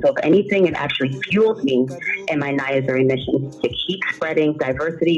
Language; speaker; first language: English; early bilingual, other home language; German